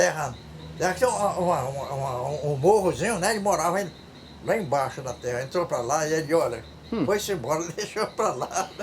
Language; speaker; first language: Portuguese; native; Portuguese